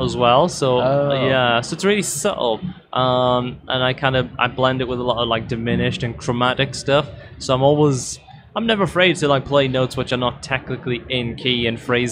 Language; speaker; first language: English; native; English